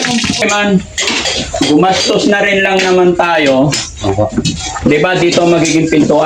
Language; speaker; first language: Filipino; native; Filipino